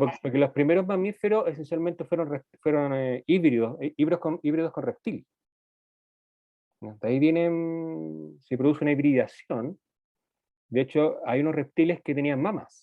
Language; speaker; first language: Spanish; native; Spanish